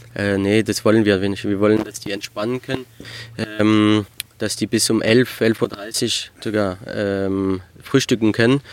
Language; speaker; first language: German; early bilingual, heritage; French